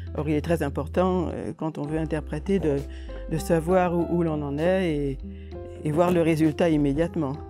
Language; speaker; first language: French; non-native, fluent; Hungarian